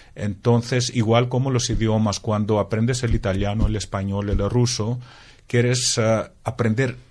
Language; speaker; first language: Spanish; non-native, fluent; Greek